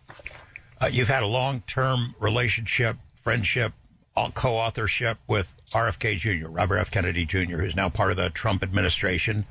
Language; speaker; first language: English; native; English